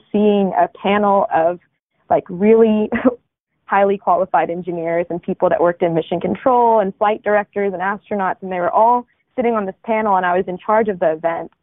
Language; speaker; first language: English; early bilingual, other home language; Bangla